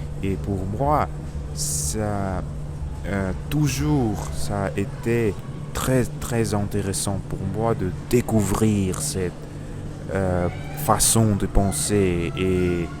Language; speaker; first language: French; non-native, learner; Russian